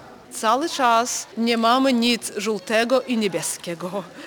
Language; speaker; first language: Polish; non-native, fluent; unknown